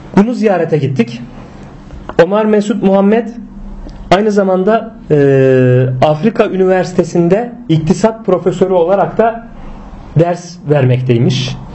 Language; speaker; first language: Turkish; native; Turkish